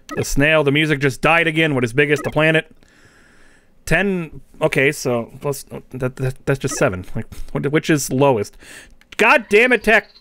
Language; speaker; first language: English; native; English